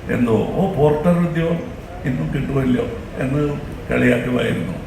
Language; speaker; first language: Malayalam; non-native, local second language; Tamil